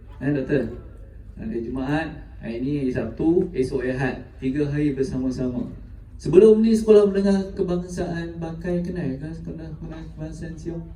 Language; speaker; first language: Malay; native; Malay